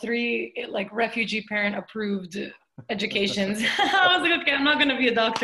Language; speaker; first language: English; native; English